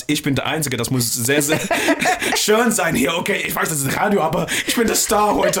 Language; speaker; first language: German; non-native, fluent; English